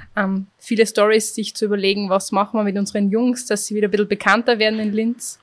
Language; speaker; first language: German; native; German